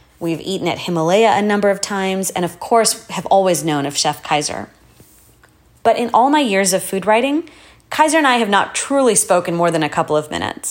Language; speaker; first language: English; native; English